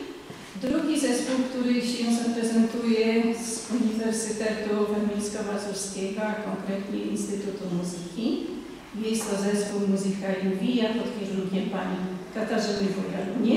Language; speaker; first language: Polish; native; Polish